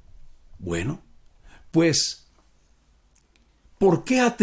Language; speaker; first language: Spanish; native; Spanish